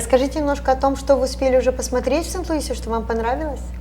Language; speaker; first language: Russian; native; Russian